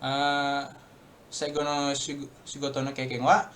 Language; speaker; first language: Japanese; non-native, learner; Indonesian